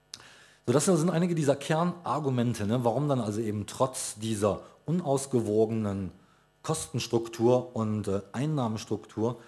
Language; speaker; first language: German; native; German